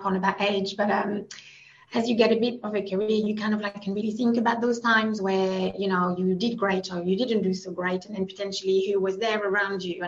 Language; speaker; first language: English; non-native, fluent; French